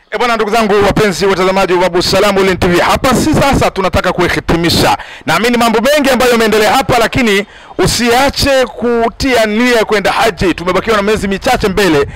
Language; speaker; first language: Swahili; native; Swahili